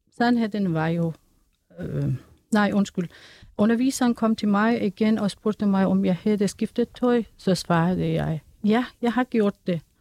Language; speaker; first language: Danish; non-native, fluent; Persian